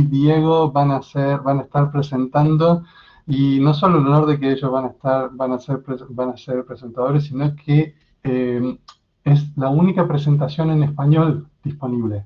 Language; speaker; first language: Spanish; native; Spanish